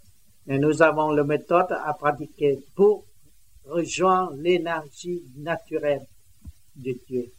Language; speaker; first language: French; non-native, learner; Vietnamese